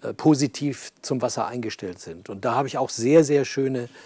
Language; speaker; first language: German; native; German